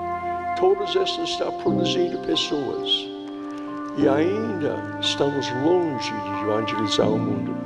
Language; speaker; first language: Portuguese; non-native, fluent; English